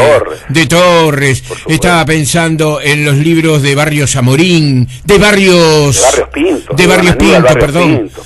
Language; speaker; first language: Spanish; native; Spanish